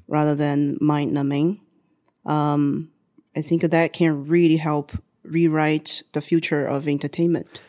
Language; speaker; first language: English; non-native, fluent; Chinese